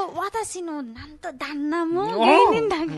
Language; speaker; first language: Japanese; non-native, learner; Nepali